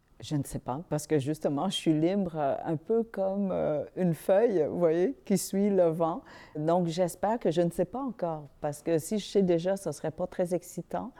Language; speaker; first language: French; early bilingual, other home language; Vietnamese